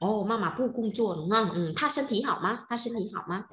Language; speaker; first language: Chinese; non-native, fluent; Vietnamese